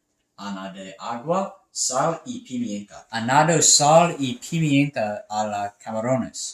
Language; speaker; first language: Spanish; non-native, learner; English